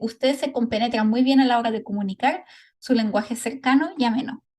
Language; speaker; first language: Spanish; native; Spanish